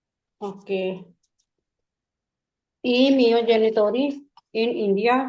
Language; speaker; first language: Italian; non-native, learner; Punjabi